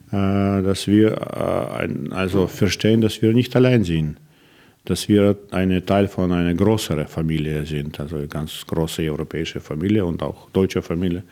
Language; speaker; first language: German; non-native, learner; Russian